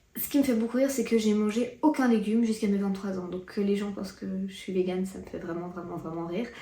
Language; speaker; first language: French; early bilingual, other home language; Portuguese